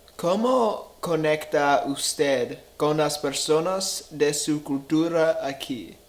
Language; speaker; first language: Spanish; non-native, learner; English